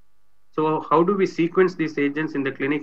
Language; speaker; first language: English; non-native, local second language; Tamil